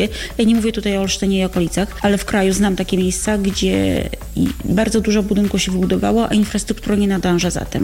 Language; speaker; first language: Polish; native; Polish